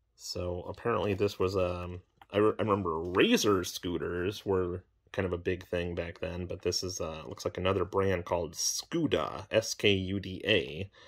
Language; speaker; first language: English; native; English